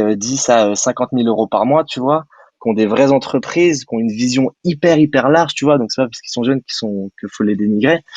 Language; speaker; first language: French; native; French